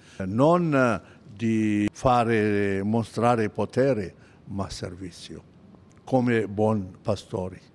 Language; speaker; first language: Italian; non-native, fluent; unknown